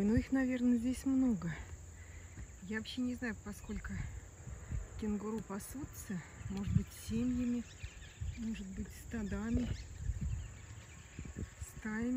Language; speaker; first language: Russian; native; Russian